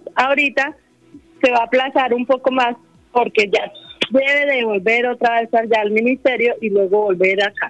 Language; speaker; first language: Spanish; native; Spanish